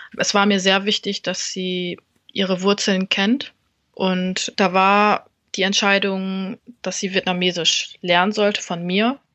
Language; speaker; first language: German; early bilingual, other home language; Vietnamese